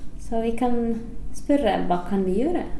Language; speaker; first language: Norwegian; non-native, fluent; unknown